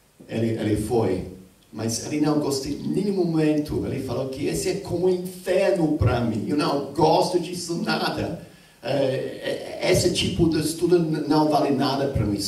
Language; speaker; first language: Portuguese; non-native, fluent; English